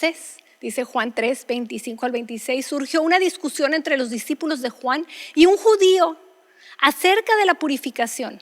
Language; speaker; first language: Spanish; native; Spanish